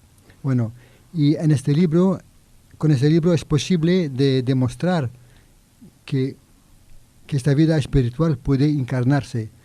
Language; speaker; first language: Spanish; non-native, learner; French